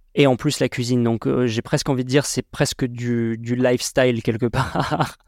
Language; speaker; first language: French; native; French